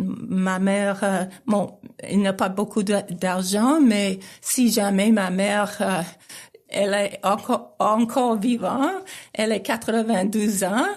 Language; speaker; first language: French; non-native, local second language; English